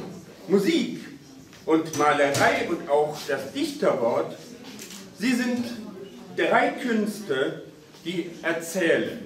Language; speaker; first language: German; native; German